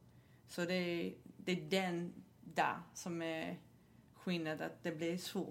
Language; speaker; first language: Swedish; non-native, fluent; English